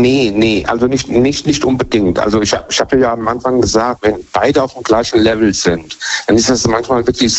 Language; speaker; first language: German; native; German